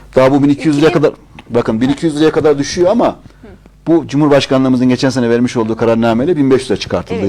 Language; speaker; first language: Turkish; native; Turkish